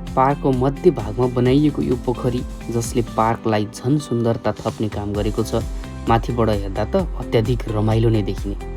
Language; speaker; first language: Nepali; native; Nepali